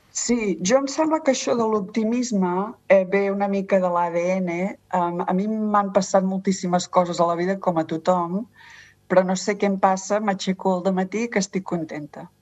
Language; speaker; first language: Catalan; native; Catalan